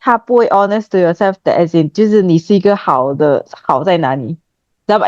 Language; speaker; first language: Chinese; native; Chinese